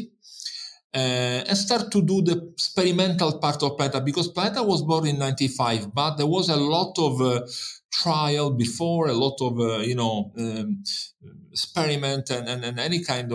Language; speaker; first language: English; non-native, fluent; Italian